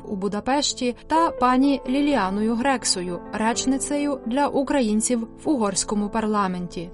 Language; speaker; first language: Ukrainian; native; Ukrainian